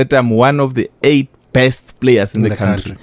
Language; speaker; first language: English; non-native, local second language; Northern Sotho